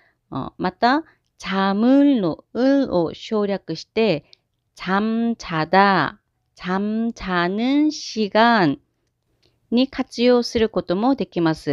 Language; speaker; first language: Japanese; non-native, fluent; Korean